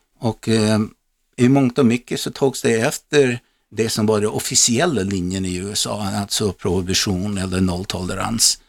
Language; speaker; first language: Swedish; non-native, fluent; English